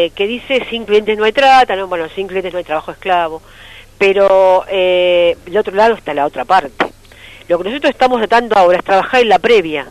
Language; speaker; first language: Spanish; native; Spanish